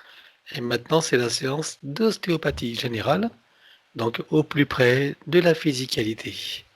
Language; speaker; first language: French; native; French